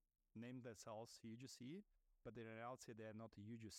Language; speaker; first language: English; non-native, fluent; Russian